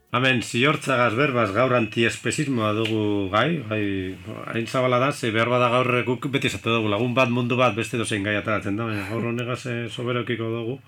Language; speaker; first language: Basque; native; Basque